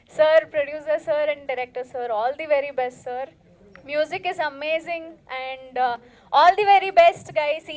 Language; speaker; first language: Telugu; non-native, local second language; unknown